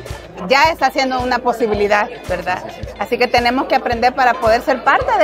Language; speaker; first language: Spanish; native; Spanish